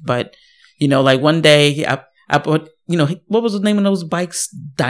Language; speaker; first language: English; native; English